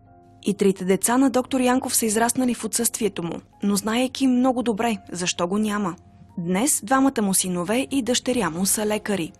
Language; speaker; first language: Bulgarian; native; Bulgarian